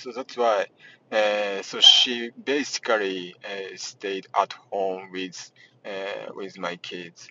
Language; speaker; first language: English; non-native, learner; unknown